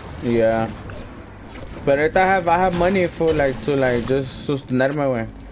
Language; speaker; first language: English; early bilingual, other home language; Spanish